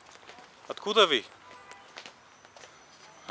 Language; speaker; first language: Russian; non-native, learner; English